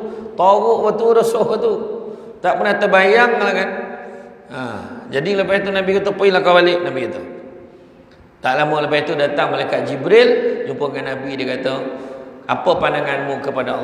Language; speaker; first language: Malay; native; Malay